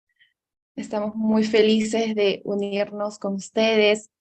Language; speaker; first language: Spanish; native; Spanish